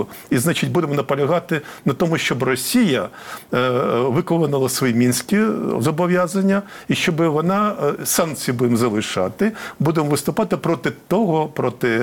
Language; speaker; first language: Ukrainian; native; Ukrainian